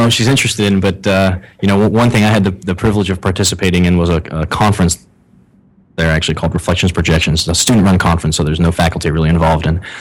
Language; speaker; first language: English; native; English